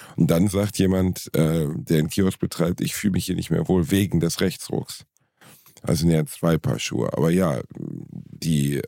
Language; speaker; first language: German; native; German